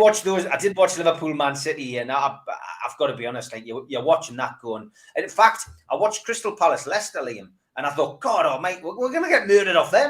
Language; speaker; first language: English; native; English